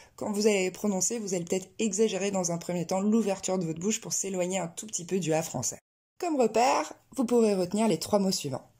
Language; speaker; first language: French; native; French